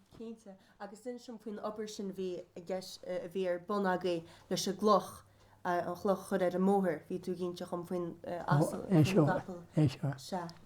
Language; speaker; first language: Irish; native; Irish